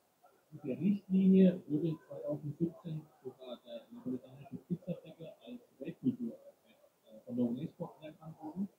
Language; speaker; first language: German; non-native, learner; Italian